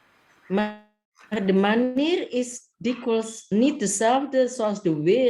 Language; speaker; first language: Dutch; non-native, fluent; Indonesian